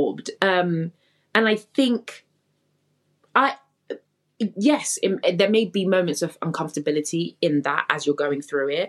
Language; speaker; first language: English; native; English